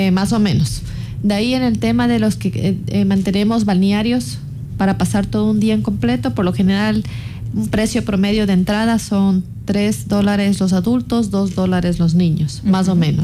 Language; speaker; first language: Spanish; native; Spanish